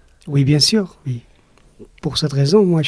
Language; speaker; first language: French; non-native, fluent; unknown